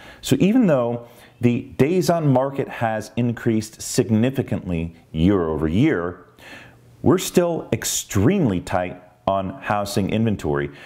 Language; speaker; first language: English; native; English